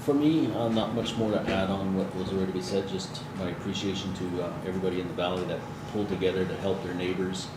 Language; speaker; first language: English; native; English